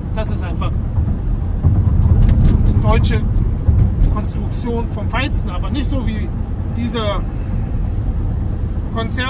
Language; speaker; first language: German; native; German